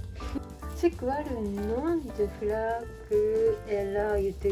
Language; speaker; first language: French; non-native, learner; Japanese